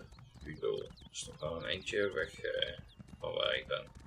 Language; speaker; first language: Dutch; native; Dutch